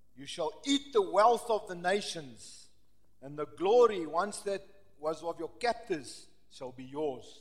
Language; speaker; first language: English; early bilingual, other home language; Afrikaans